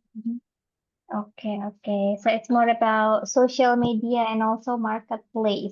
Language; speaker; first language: English; non-native, fluent; Indonesian